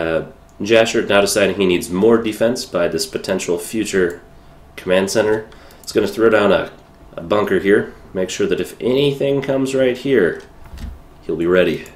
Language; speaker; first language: English; native; English